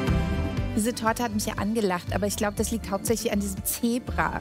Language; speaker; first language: German; native; German